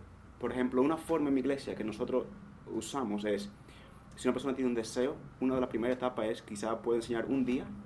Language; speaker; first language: Spanish; native; Spanish